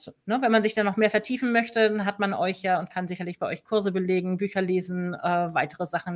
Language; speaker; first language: German; native; German